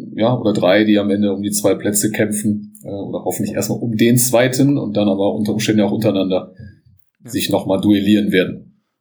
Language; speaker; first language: German; native; German